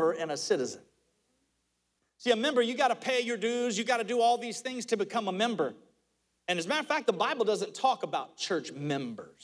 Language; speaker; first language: English; native; English